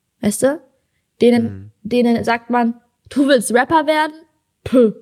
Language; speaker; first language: German; early bilingual, other home language; Persian